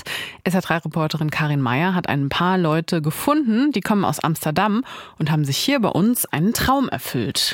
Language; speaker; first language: German; native; German